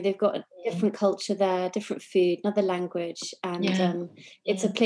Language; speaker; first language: English; native; English